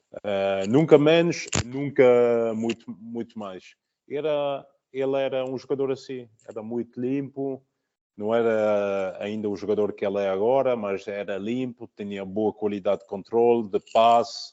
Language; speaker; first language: Portuguese; early bilingual, heritage; Portuguese